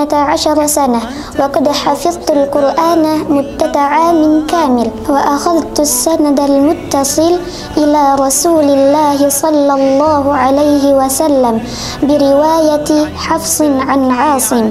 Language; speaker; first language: Arabic; non-native, learner; Indonesian